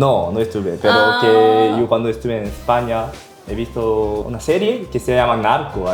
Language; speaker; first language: Spanish; non-native, learner; Korean